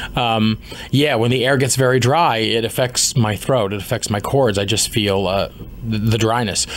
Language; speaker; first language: English; native; English